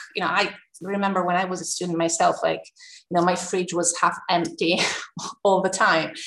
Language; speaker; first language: English; non-native, fluent; Italian